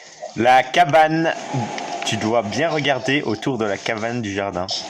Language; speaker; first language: French; native; French